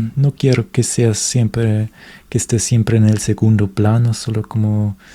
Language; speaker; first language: Spanish; non-native, fluent; German